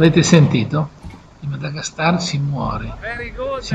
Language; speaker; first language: Italian; native; Italian